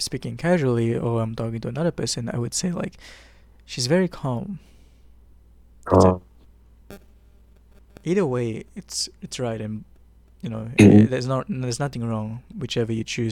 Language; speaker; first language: English; non-native, local second language; Malay